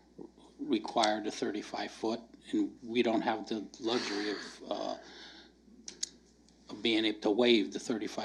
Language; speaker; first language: English; native; English